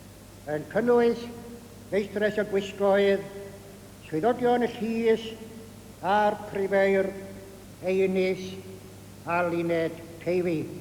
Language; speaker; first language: Welsh; native; Welsh